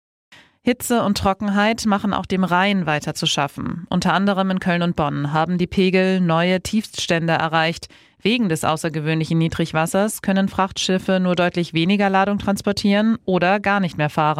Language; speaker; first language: German; native; German